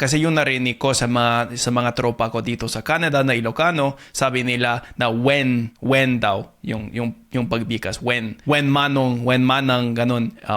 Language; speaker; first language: Filipino; non-native, fluent; English